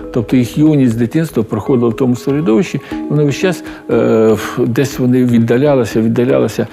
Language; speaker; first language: Ukrainian; native; Ukrainian